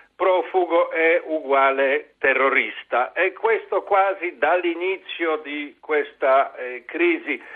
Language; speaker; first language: Italian; non-native, fluent; Polish